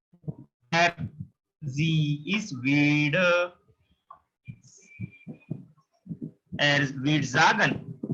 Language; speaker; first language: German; non-native, learner; Hindi